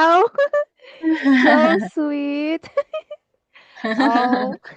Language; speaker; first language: English; non-native, fluent; Filipino